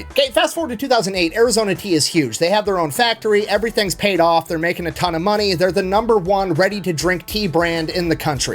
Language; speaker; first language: English; native; English